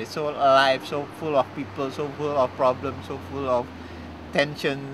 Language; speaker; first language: English; non-native, fluent; Indonesian